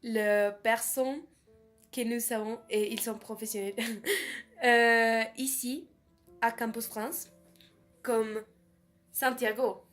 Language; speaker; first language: French; non-native, learner; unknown